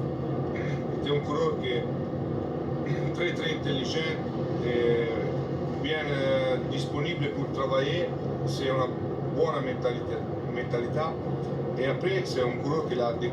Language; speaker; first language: French; non-native, learner; Italian